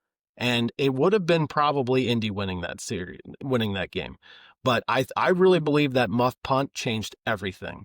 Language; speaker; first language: English; native; English